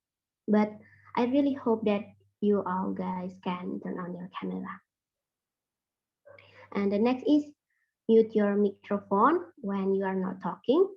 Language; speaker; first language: English; non-native, fluent; Indonesian